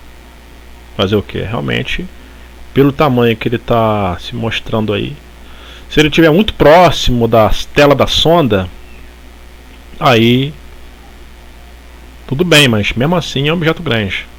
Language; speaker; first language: Portuguese; native; Portuguese